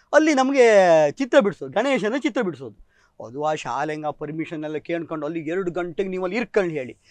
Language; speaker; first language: Kannada; native; Kannada